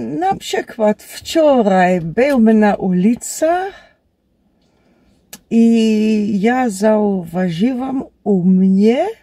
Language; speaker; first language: Polish; non-native, learner; Dutch